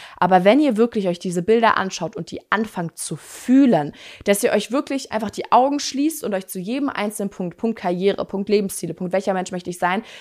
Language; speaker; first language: German; native; German